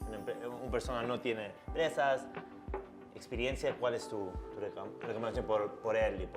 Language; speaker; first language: Spanish; non-native, learner; English